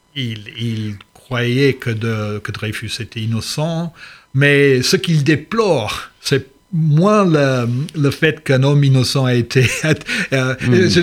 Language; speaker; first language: French; non-native, fluent; English